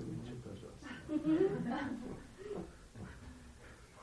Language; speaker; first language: Russian; non-native, learner; English